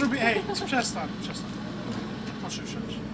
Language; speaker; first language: Polish; non-native, learner; English